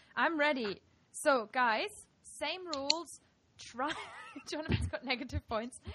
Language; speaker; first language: English; non-native, fluent; German